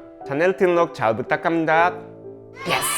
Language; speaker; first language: Korean; non-native, fluent; Japanese